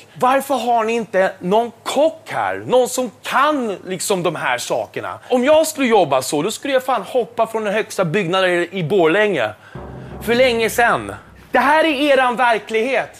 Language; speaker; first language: Swedish; native; Swedish